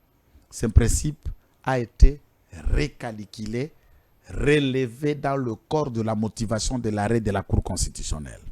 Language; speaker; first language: French; non-native, local second language; Lingala